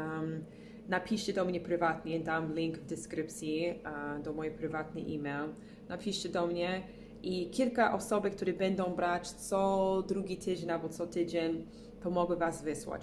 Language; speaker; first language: Polish; non-native, learner; English